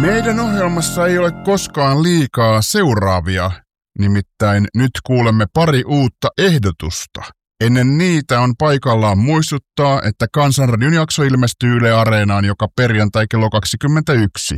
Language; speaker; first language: Finnish; native; Finnish